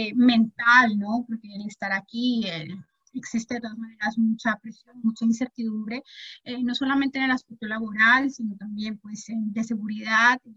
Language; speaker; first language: Spanish; native; Spanish